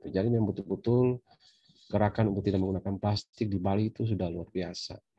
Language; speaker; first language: Indonesian; native; Indonesian